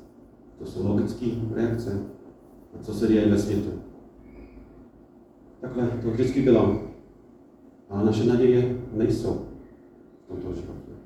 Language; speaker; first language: Czech; non-native, fluent; English